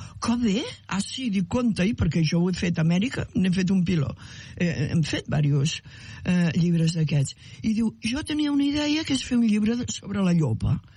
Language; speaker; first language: Catalan; native; Catalan